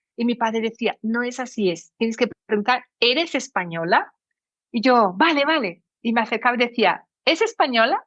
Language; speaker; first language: Spanish; early bilingual, heritage; Portuguese